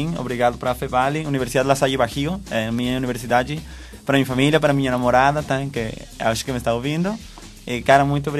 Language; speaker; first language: Portuguese; non-native, fluent; Spanish